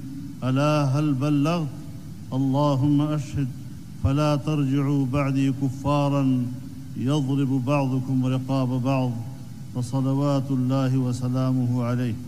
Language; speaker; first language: Arabic; non-native, fluent; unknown